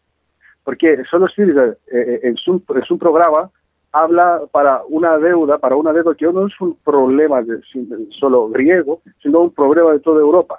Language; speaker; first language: Spanish; non-native, fluent; Greek